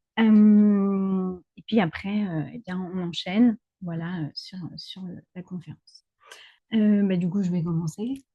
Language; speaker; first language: French; native; French